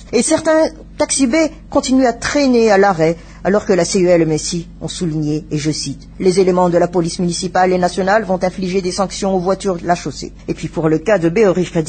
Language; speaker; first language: French; non-native, local second language; Malagasy